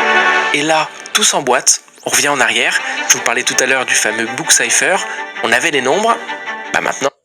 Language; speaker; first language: French; native; French